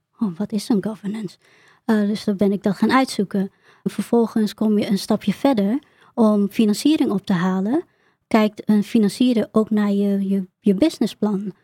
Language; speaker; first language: Dutch; early bilingual, other home language; Vietnamese